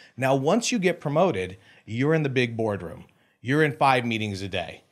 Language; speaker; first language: English; native; English